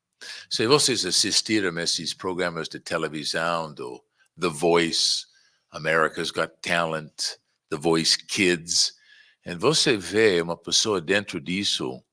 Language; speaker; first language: Portuguese; non-native, fluent; English